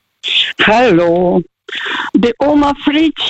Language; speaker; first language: German; non-native, fluent; Russian